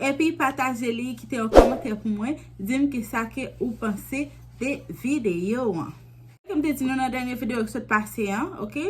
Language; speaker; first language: French; non-native, learner; Haitian Creole